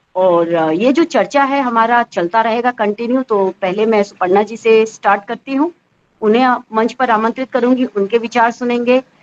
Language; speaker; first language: Hindi; native; Hindi